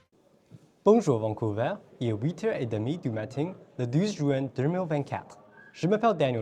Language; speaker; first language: French; non-native, learner; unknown